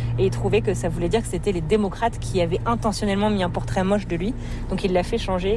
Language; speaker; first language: French; native; French